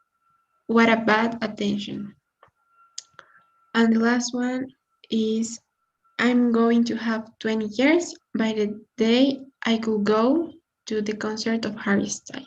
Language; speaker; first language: English; non-native, learner; Spanish